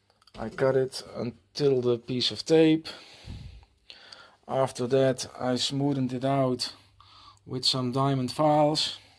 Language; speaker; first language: English; non-native, fluent; Dutch